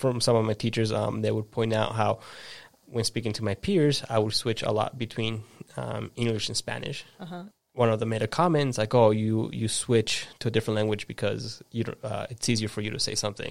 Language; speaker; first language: English; early bilingual, other home language; Spanish